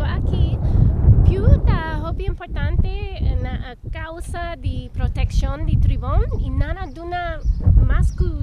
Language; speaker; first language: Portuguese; non-native, learner; Papiamento